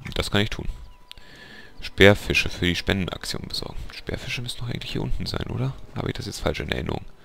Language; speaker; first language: German; native; German